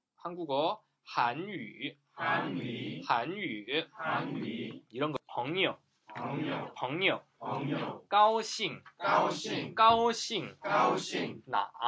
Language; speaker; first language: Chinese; non-native, fluent; Korean